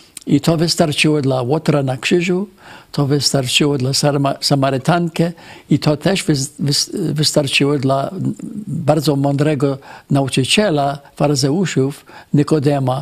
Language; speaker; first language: Polish; non-native, fluent; English